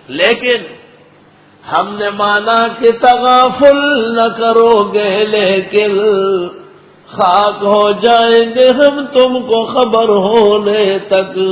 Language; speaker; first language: Urdu; non-native, local second language; Pashto